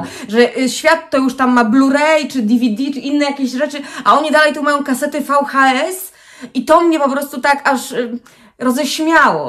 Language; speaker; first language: Polish; native; Polish